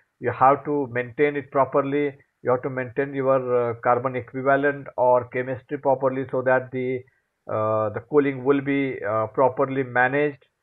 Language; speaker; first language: English; non-native, local second language; Marathi